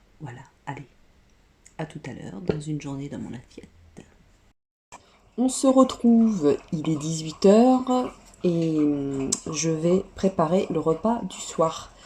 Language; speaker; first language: French; native; French